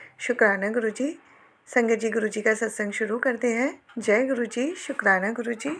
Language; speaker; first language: Hindi; native; Hindi